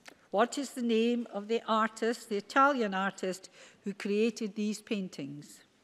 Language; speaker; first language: English; native; English